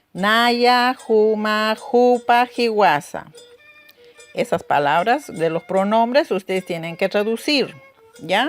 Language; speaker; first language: Spanish; non-native, local second language; Aymara